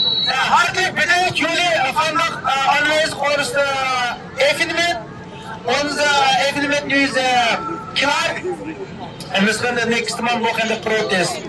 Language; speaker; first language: Dutch; non-native, learner; Uyghur